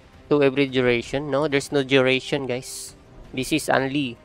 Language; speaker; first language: English; non-native, local second language; Filipino